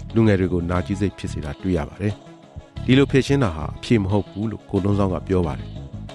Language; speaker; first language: Burmese; native; Burmese